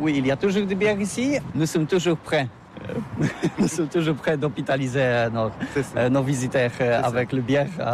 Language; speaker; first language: French; non-native, learner; Polish